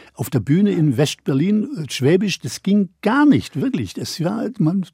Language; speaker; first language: German; native; German